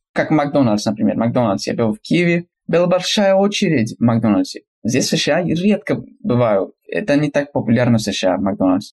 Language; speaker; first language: Russian; non-native, fluent; English